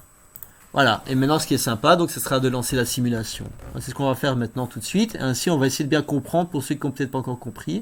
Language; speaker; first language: French; native; French